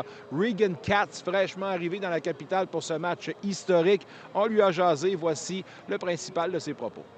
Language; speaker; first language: French; native; French